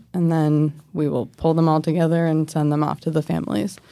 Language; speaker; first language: English; native; English